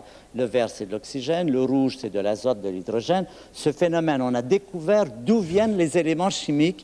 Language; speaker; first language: French; native; French